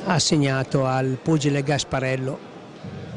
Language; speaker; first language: Italian; native; Italian